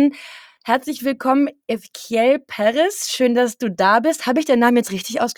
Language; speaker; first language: German; native; German